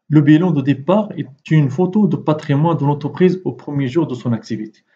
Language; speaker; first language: French; non-native, local second language; Arabic